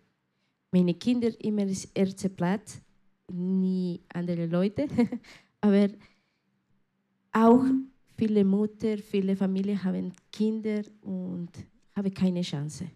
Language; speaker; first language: German; non-native, learner; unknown